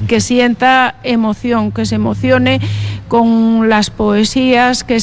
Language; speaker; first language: Spanish; non-native, local second language; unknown